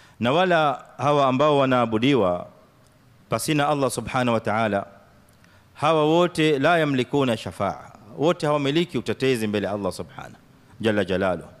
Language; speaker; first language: Swahili; native; Swahili